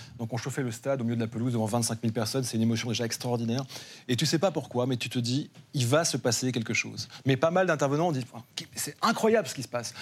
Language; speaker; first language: French; native; French